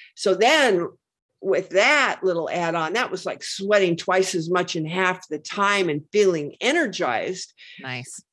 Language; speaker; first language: English; native; English